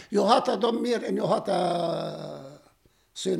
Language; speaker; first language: Swedish; non-native, fluent; Arabic